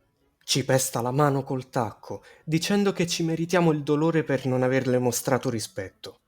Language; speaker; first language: Italian; native; Italian